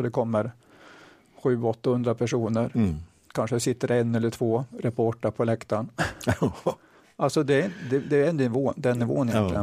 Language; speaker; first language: Swedish; native; Swedish